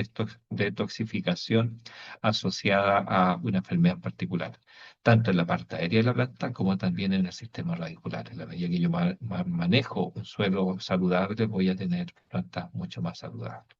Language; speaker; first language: Spanish; native; Spanish